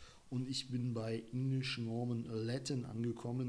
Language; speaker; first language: German; native; German